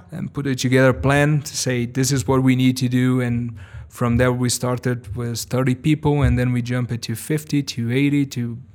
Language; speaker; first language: English; non-native, fluent; Portuguese